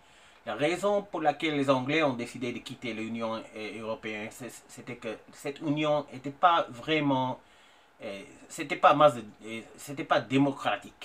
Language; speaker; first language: French; non-native, fluent; English